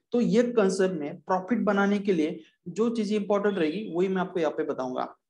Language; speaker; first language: Hindi; non-native, local second language; Marathi